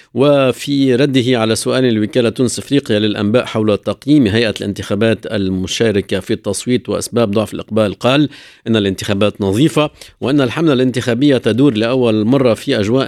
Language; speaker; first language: Arabic; native; Arabic